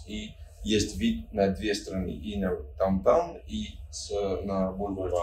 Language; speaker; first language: Russian; non-native, fluent; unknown